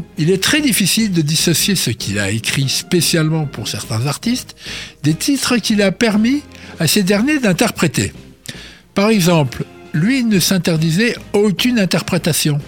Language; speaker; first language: French; native; French